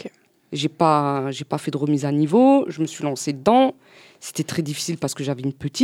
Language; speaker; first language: French; native; French